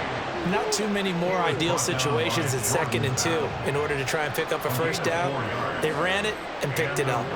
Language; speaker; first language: English; native; English